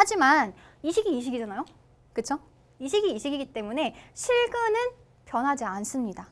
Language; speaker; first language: Korean; native; Korean